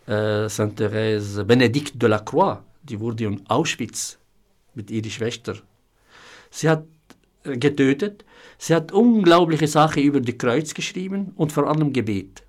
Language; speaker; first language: German; non-native, fluent; Arabic